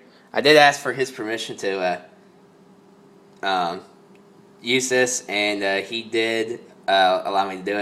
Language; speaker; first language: English; native; English